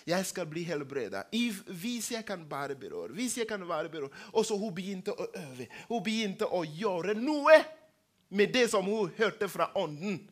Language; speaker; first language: Swedish; non-native, learner; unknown